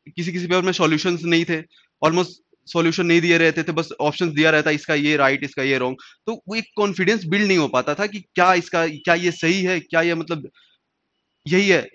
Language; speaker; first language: Hindi; native; Hindi